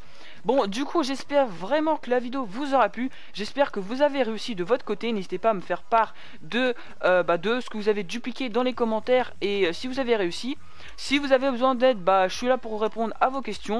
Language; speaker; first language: French; native; French